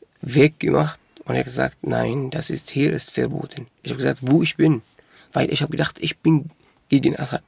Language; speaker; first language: German; non-native, local second language; Arabic